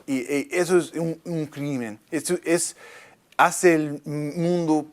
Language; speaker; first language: Spanish; non-native, learner; English